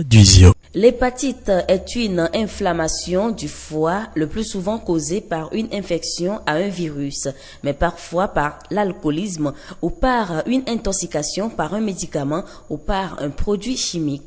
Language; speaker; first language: French; non-native, local second language; Ewe